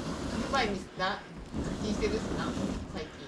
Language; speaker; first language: Japanese; native; Japanese